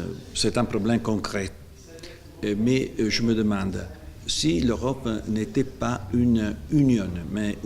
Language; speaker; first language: French; non-native, fluent; Italian